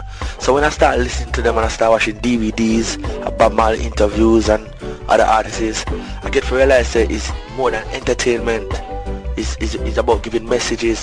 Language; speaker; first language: English; non-native, local second language; Jamaican Creole English